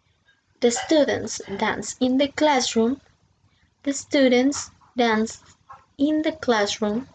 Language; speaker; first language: English; non-native, fluent; Spanish